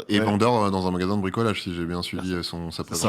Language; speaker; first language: French; native; French